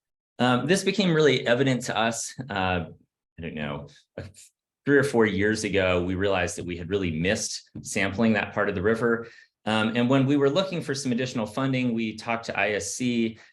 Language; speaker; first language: English; native; English